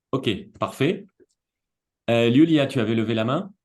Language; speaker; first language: French; native; French